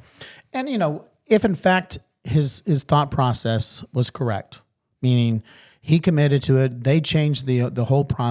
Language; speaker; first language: English; native; English